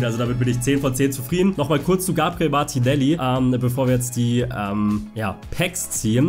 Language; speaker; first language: German; native; German